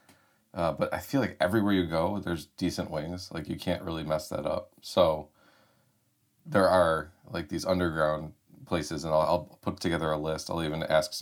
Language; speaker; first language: English; native; English